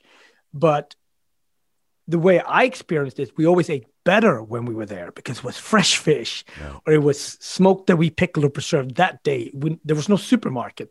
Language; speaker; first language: English; non-native, fluent; Swedish